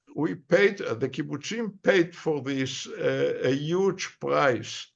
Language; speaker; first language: English; non-native, fluent; Hebrew